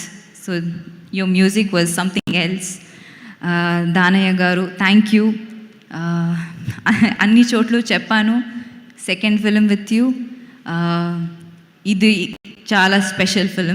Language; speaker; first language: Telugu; non-native, local second language; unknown